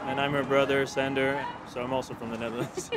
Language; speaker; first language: English; non-native, fluent; Dutch